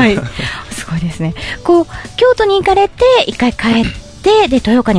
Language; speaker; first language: Japanese; native; Japanese